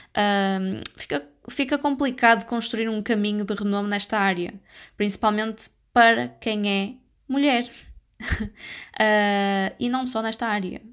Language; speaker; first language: Portuguese; native; Portuguese